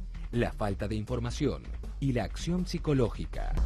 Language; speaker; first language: Spanish; native; Spanish